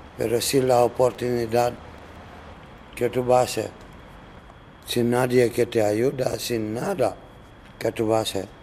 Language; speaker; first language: Spanish; non-native, learner; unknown